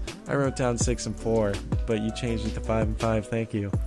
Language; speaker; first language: English; native; English